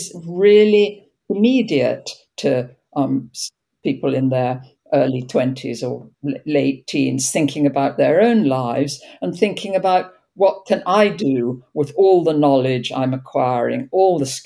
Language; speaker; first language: English; native; English